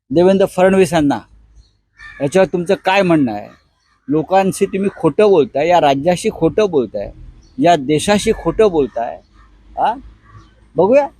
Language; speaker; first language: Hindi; non-native, local second language; Marathi